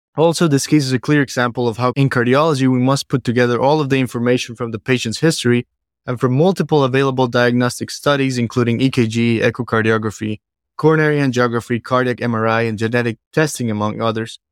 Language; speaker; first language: English; non-native, fluent; Spanish